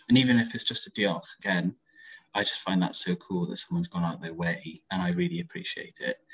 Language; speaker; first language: English; native; English